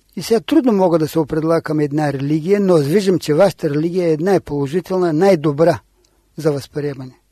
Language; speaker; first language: Bulgarian; native; Bulgarian